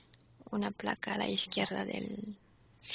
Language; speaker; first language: Spanish; non-native, fluent; French